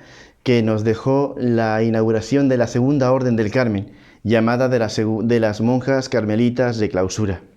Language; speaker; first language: Spanish; native; Spanish